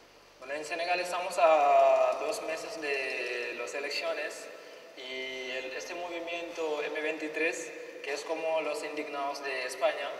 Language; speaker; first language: Spanish; non-native, fluent; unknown